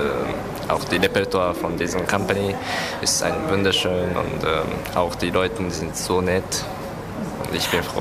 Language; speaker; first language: German; non-native, learner; Japanese